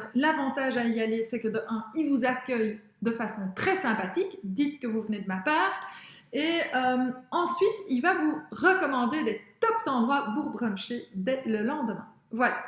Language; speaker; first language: French; native; French